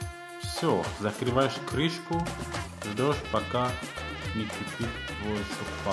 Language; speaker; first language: Russian; non-native, fluent; Tajik